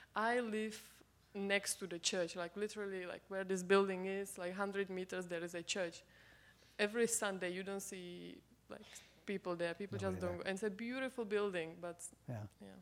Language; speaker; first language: English; non-native, fluent; Czech